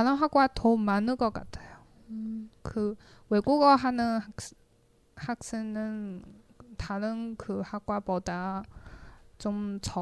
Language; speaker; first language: Korean; non-native, learner; Chinese